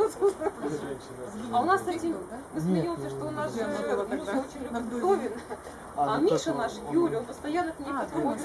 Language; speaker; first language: Russian; native; Russian